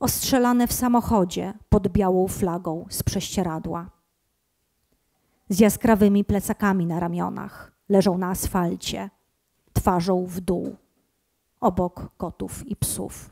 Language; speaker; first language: Polish; early bilingual, heritage; Polish